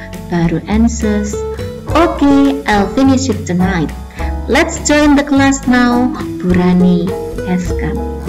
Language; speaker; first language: English; non-native, fluent; Indonesian